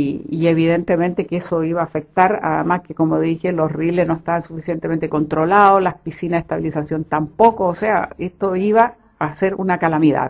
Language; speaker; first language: Spanish; native; Spanish